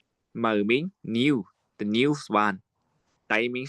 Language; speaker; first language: English; non-native, learner; Shan